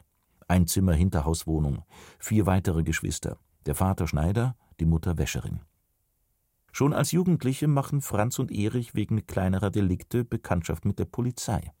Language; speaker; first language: German; native; German